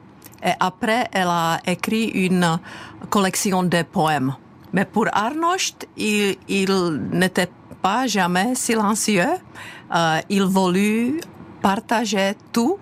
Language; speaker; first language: French; non-native, fluent; Czech